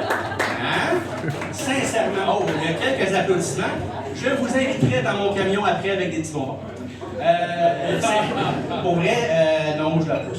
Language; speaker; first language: French; native; French